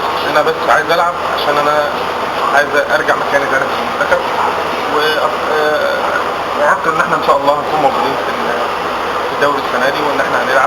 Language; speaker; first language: Arabic; native; Arabic